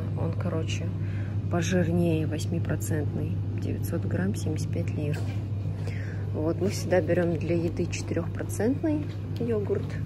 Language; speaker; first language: Russian; native; Russian